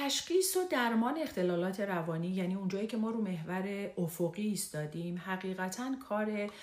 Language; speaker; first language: Persian; native; Persian